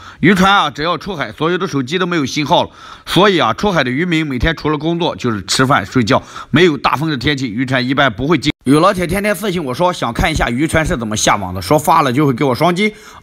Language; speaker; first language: Chinese; native; Chinese